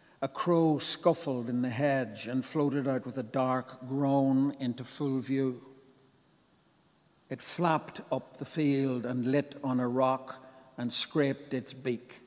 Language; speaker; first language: English; native; English